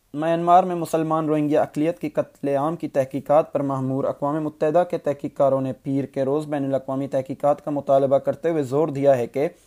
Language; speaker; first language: Urdu; non-native, local second language; Baluchi